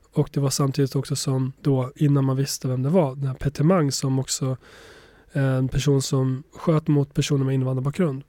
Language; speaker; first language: Swedish; early bilingual, other home language; Albanian